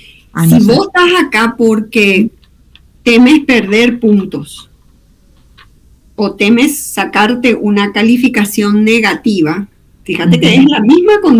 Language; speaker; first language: Spanish; native; Spanish